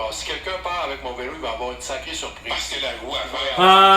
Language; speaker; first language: French; native; French